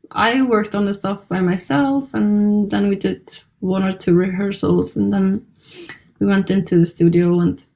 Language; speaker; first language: English; non-native, fluent; Icelandic